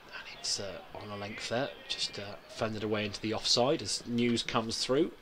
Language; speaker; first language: English; native; English